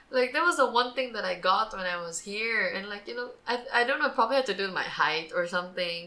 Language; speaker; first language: English; native; English